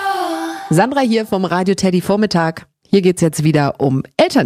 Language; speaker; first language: German; native; German